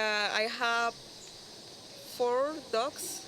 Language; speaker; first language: English; non-native, learner; Spanish